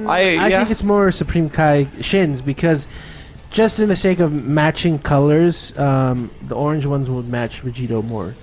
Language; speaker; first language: English; native; English